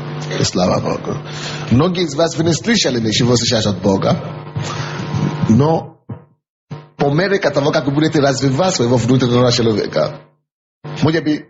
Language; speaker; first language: Russian; non-native, fluent; Yoruba